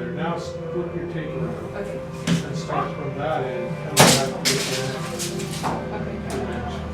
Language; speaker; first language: English; native; English